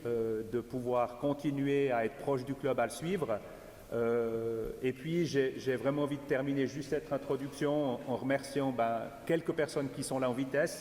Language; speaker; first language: French; native; French